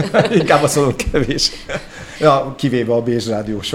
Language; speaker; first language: Hungarian; native; Hungarian